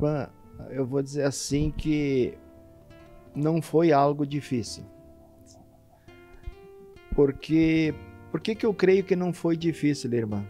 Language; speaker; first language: Portuguese; native; Portuguese